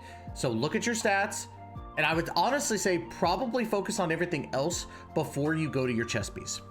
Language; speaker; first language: English; native; English